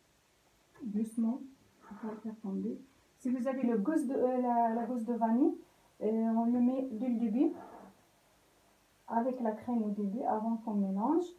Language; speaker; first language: French; non-native, local second language; Arabic